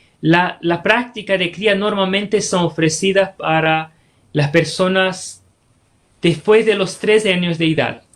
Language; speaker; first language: Spanish; non-native, fluent; Portuguese